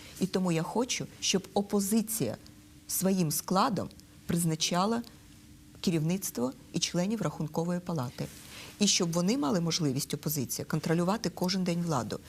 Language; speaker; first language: Ukrainian; non-native, local second language; Russian